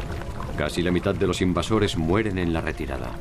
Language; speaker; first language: Spanish; native; Spanish